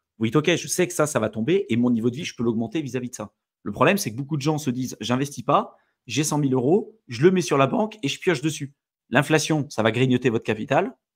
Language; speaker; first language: French; native; French